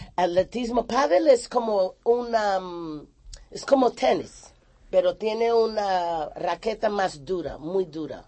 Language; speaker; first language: Spanish; non-native, fluent; English